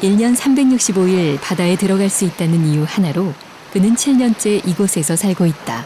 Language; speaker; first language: Korean; native; Korean